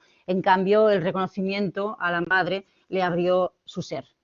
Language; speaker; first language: Spanish; native; Spanish